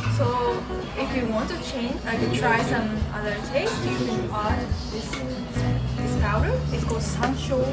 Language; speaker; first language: English; non-native, fluent; Japanese